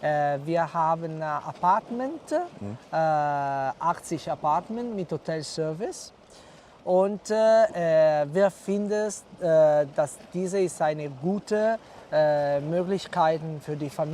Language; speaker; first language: German; non-native, learner; Italian